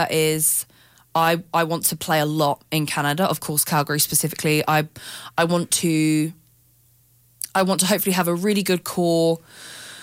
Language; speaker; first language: English; native; English